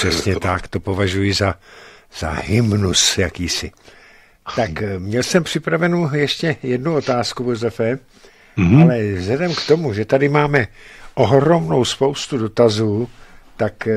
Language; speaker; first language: Czech; native; Czech